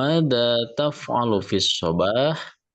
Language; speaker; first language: Arabic; non-native, learner; Indonesian